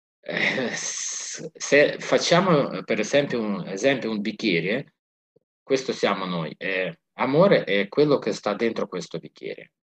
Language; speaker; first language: Italian; non-native, fluent; Ukrainian